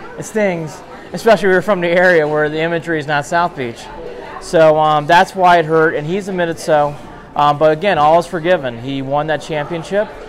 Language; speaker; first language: English; native; English